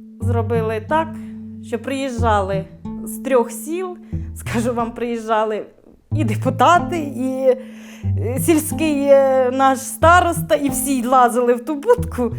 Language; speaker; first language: Ukrainian; native; Ukrainian